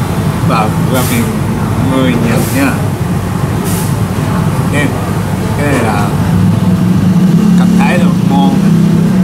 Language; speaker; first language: Vietnamese; non-native, learner; Japanese